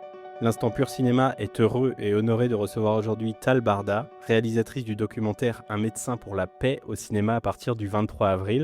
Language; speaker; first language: French; native; French